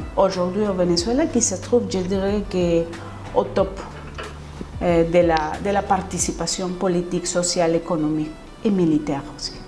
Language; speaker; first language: French; non-native, fluent; Spanish